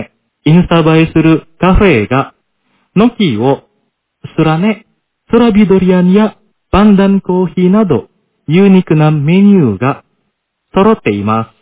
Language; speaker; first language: Japanese; non-native, fluent; Indonesian